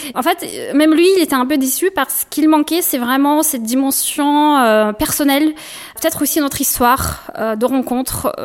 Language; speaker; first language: French; non-native, fluent; Russian